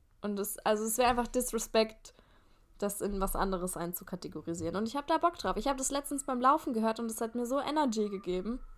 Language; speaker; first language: German; native; German